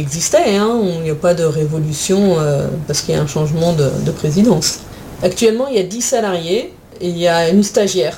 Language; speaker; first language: French; native; French